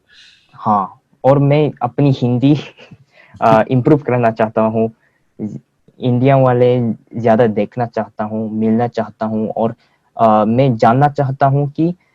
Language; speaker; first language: Hindi; non-native, fluent; Korean